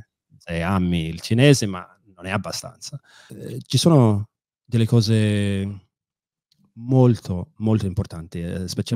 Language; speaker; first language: Italian; non-native, fluent; English